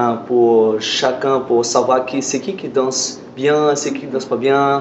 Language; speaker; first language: French; non-native, learner; Portuguese